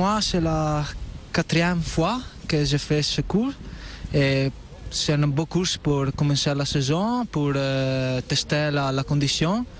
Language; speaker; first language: French; non-native, learner; Italian